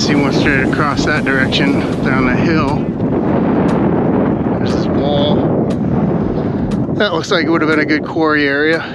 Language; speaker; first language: English; native; English